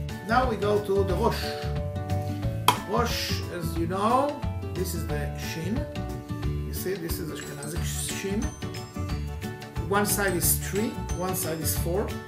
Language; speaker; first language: English; non-native, fluent; Hebrew